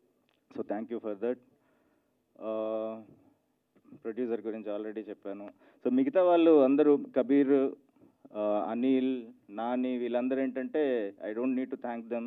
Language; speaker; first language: Telugu; native; Telugu